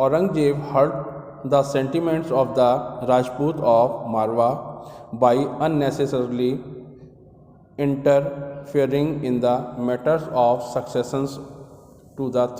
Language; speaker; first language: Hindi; native; Hindi